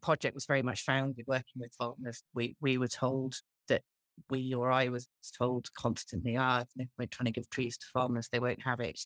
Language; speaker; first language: English; native; English